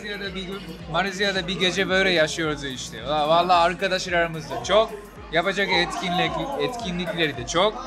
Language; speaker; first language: Turkish; non-native, fluent; Japanese